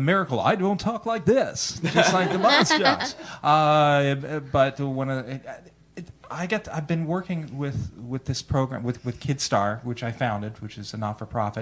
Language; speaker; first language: English; early bilingual, other home language; Italian